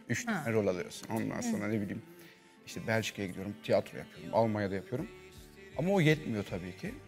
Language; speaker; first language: Turkish; early bilingual, heritage; Turkish